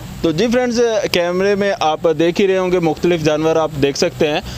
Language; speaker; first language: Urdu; non-native, local second language; Punjabi